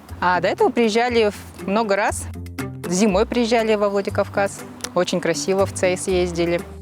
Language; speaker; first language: Russian; native; Russian